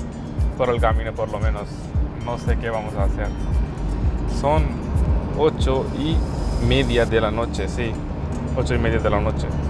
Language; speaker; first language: Spanish; non-native, fluent; Hindi